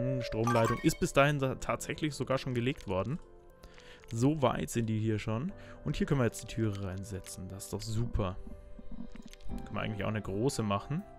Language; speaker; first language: German; native; German